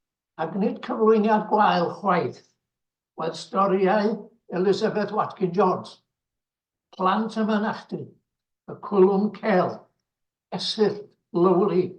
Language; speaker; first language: Welsh; native; Welsh